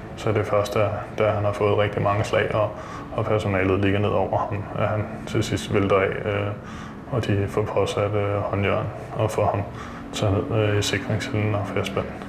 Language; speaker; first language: Danish; native; Danish